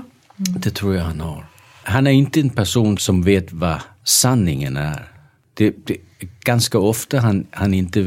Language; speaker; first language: Swedish; non-native, fluent; Danish